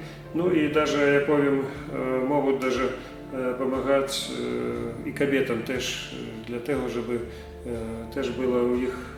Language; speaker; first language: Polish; non-native, learner; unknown